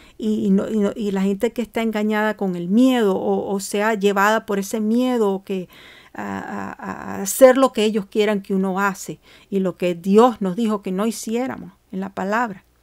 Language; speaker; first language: Spanish; early bilingual, heritage; Spanish